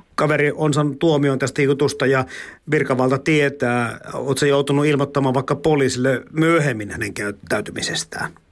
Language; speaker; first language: Finnish; native; Finnish